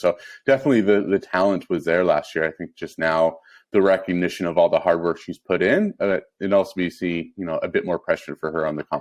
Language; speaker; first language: English; native; English